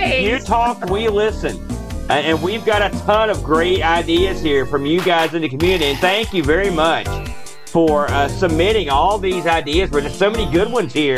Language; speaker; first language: English; native; English